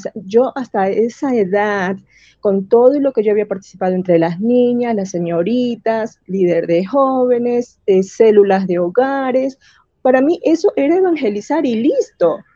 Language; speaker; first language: Spanish; native; Spanish